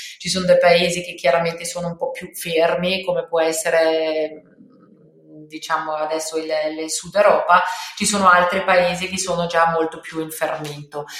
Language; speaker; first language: Italian; non-native, fluent; German